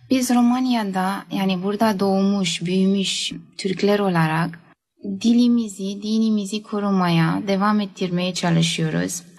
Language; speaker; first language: Turkish; early bilingual, heritage; Turkish